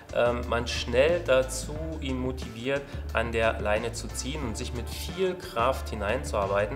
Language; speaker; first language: German; native; German